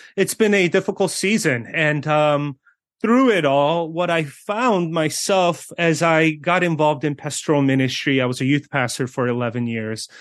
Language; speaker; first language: English; early bilingual, other home language; Korean